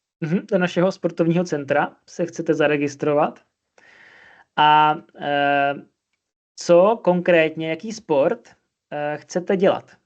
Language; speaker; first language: Czech; non-native, fluent; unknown